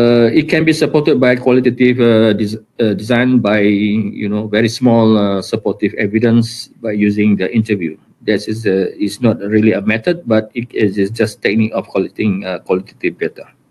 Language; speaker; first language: English; non-native, local second language; Malay